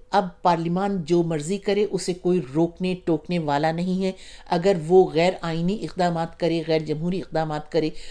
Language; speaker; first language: Urdu; native; Urdu